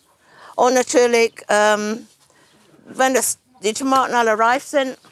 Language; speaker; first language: German; non-native, fluent; English